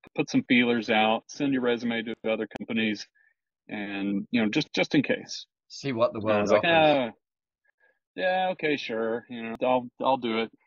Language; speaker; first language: English; native; English